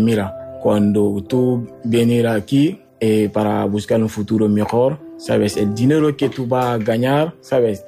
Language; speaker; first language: Spanish; non-native, learner; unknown